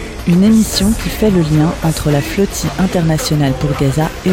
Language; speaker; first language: French; native; French